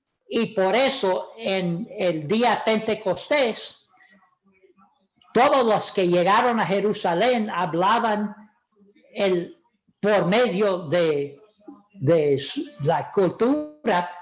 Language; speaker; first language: Spanish; non-native, fluent; English